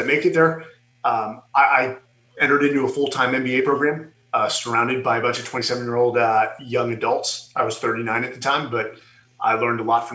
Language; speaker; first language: English; native; English